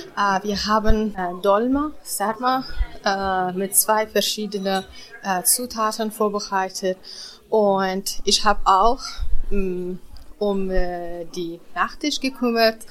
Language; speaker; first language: German; non-native, learner; Central Kurdish